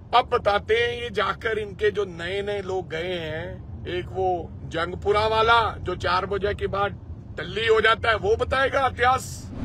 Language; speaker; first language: Hindi; non-native, local second language; Punjabi